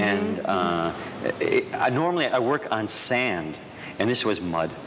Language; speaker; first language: English; native; English